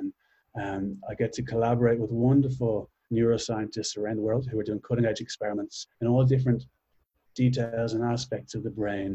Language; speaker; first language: English; native; English